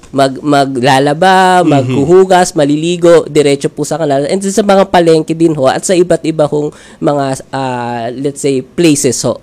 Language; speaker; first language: Filipino; native; Filipino